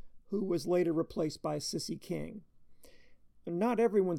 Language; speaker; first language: English; native; English